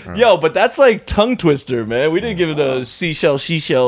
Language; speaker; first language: English; early bilingual, other home language; Korean